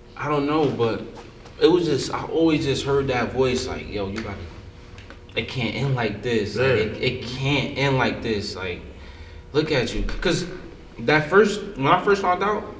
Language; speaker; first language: English; native; English